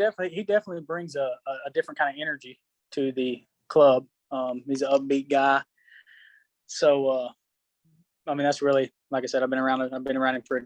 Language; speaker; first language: English; native; English